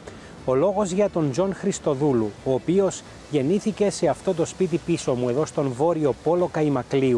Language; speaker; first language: Greek; native; Greek